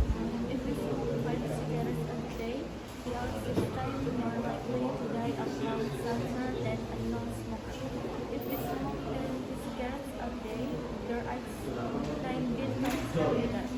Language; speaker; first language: English; non-native, learner; Indonesian